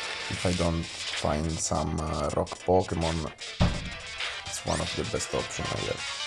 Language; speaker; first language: English; non-native, fluent; Italian